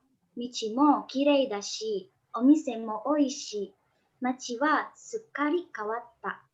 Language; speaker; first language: Japanese; non-native, learner; Indonesian